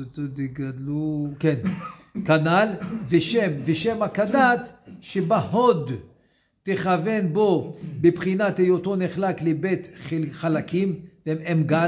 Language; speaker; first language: Hebrew; non-native, fluent; French